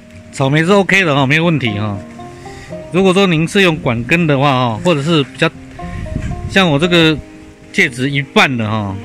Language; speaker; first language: Chinese; native; Chinese